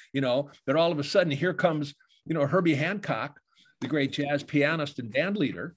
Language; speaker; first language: English; native; English